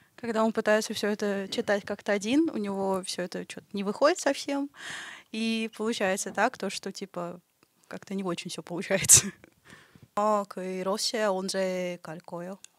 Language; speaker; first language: Russian; native; Russian